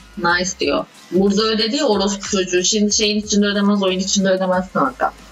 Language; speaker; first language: Turkish; native; Turkish